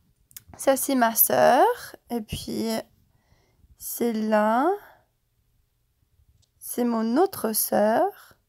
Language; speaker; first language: French; non-native, fluent; English